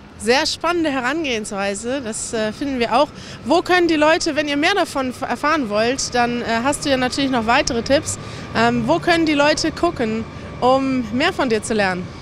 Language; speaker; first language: German; native; German